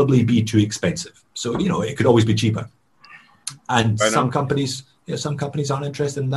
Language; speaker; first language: English; native; English